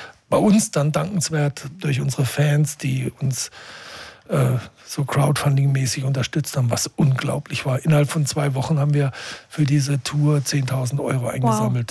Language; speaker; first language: German; native; German